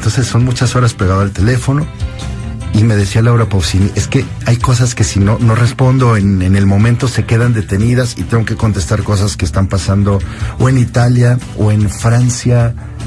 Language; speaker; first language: Spanish; native; Spanish